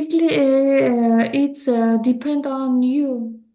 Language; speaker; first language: English; non-native, learner; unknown